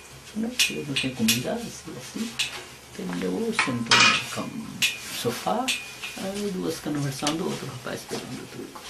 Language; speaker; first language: Portuguese; non-native, learner; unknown